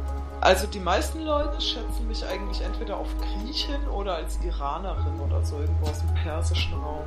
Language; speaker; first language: German; native; German